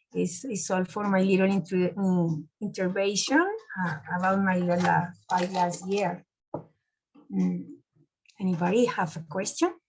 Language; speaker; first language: English; non-native, learner; Spanish